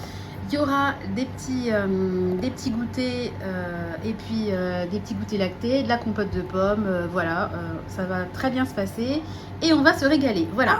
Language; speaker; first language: French; native; French